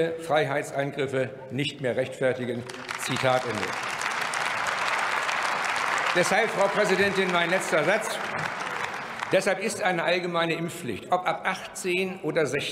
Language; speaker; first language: German; native; German